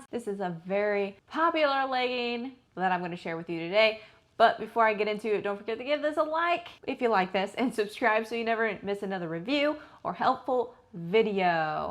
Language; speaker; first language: English; native; English